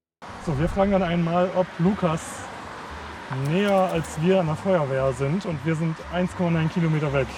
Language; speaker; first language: German; native; German